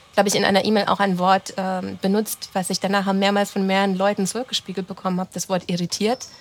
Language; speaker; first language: German; early bilingual, other home language; Romanian